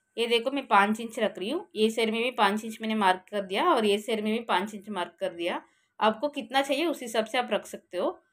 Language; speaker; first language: Hindi; non-native, local second language; Marathi